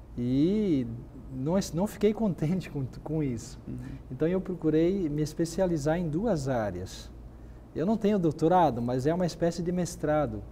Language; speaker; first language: Portuguese; native; Portuguese